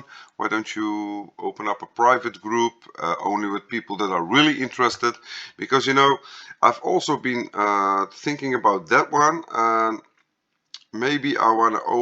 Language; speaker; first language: English; non-native, fluent; Dutch